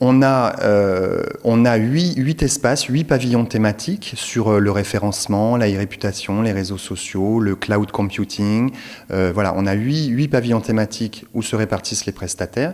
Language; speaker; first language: French; native; French